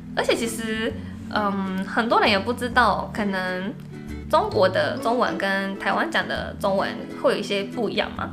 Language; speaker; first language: Chinese; non-native, fluent; Japanese